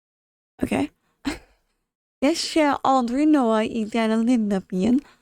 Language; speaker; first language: Norwegian; non-native, learner; English